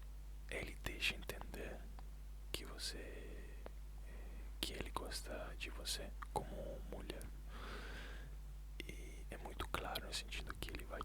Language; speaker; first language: Portuguese; non-native, fluent; Italian